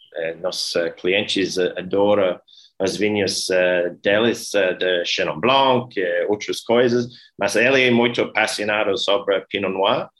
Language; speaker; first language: Portuguese; non-native, learner; English